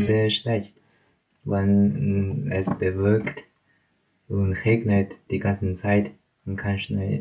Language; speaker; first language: German; non-native, learner; Chinese